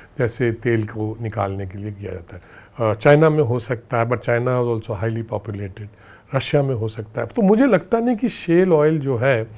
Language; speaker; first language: Hindi; native; Hindi